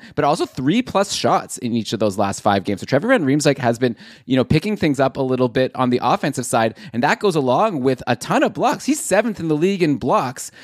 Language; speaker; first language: English; native; English